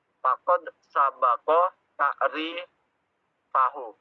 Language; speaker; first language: Arabic; non-native, learner; Indonesian